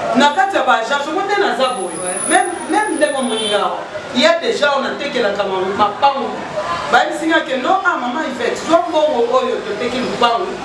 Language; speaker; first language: Lingala; native; Lingala